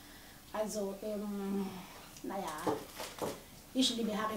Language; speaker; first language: German; non-native, learner; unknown